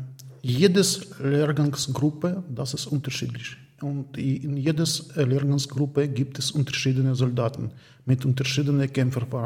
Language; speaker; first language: German; non-native, learner; Ukrainian